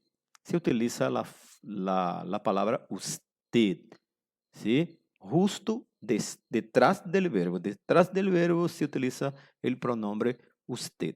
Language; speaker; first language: Spanish; non-native, fluent; Portuguese